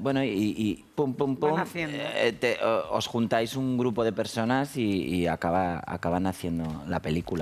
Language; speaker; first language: Spanish; native; Spanish